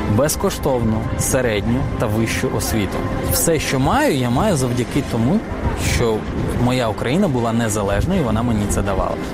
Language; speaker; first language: Ukrainian; non-native, local second language; Russian